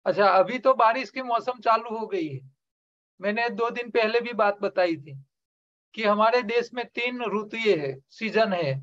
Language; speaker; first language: Hindi; non-native, local second language; Gujarati